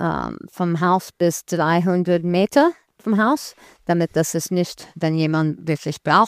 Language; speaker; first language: German; non-native, learner; English